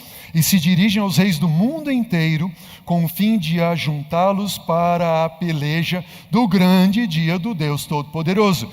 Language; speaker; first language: Portuguese; native; Portuguese